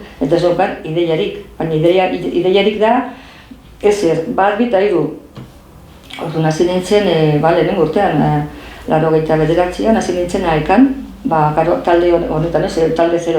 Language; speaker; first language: Basque; non-native, local second language; Spanish